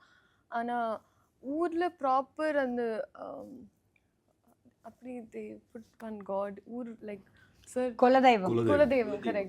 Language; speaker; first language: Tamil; non-native, learner; Telugu